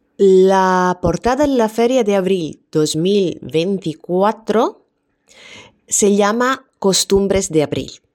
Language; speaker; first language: Spanish; non-native, fluent; Italian